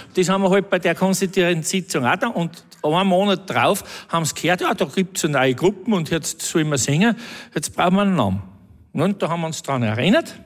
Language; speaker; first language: German; native; German